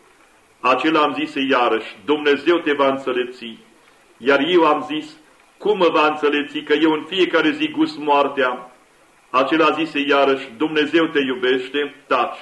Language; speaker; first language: Romanian; native; Romanian